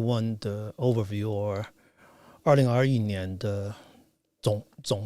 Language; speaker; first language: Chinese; non-native, fluent; English